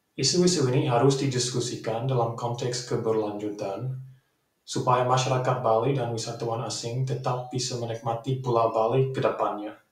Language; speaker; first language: Indonesian; non-native, fluent; English